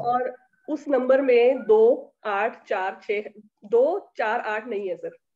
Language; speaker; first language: Hindi; native; Hindi